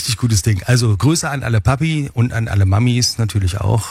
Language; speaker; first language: German; native; German